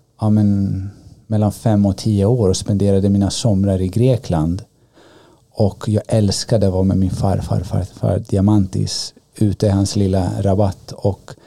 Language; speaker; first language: Swedish; early bilingual, other home language; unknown